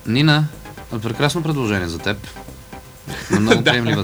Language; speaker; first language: Bulgarian; native; Bulgarian